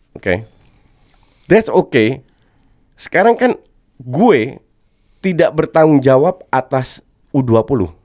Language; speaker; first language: Indonesian; non-native, fluent; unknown